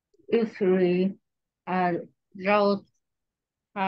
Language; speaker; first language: English; non-native, learner; Vietnamese